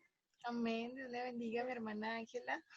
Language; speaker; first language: Spanish; native; Spanish